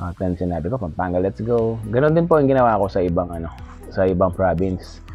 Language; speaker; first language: Filipino; non-native, local second language; Pampanga